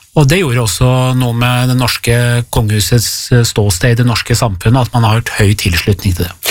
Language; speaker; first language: Norwegian; early bilingual, other home language; Persian